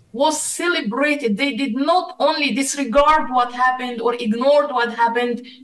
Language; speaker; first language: English; non-native, fluent; Arabic